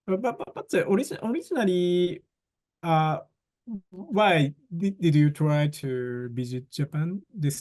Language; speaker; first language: English; non-native, fluent; Japanese